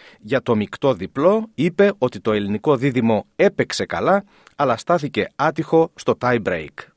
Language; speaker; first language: Greek; native; Greek